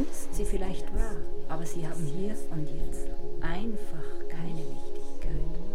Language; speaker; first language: German; native; German